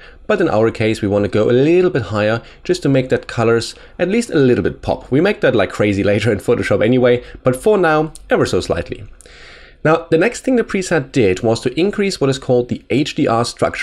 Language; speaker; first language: English; non-native, fluent; German